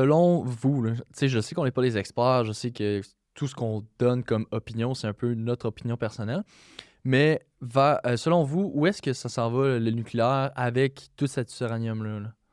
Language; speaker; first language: French; native; French